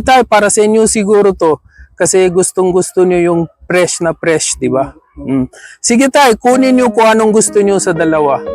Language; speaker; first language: Filipino; non-native, fluent; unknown